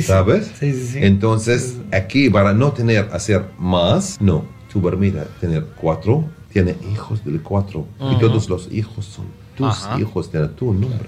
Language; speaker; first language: Spanish; non-native, learner; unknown